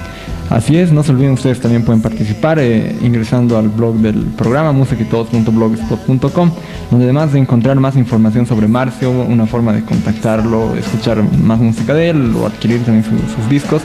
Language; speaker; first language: Spanish; native; Spanish